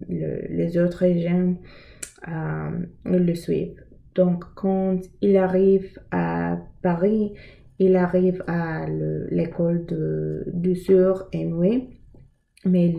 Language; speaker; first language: French; non-native, learner; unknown